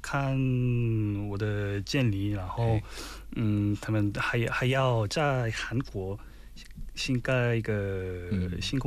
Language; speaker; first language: Chinese; non-native, fluent; Korean